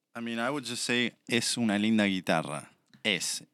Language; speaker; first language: English; early bilingual, other home language; Spanish